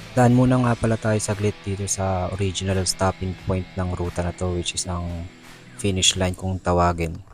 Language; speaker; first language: Filipino; native; Filipino